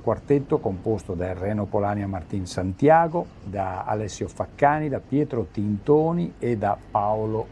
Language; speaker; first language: Italian; native; Italian